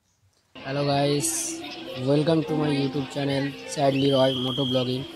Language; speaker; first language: Hindi; non-native, local second language; Bangla